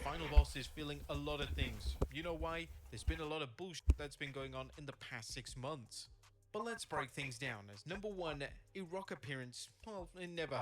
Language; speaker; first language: English; native; English